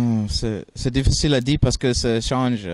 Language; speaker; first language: French; non-native, fluent; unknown